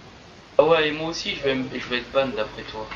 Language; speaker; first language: French; native; French